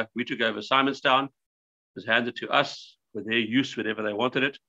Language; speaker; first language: English; native; English